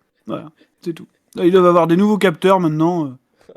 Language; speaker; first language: French; native; French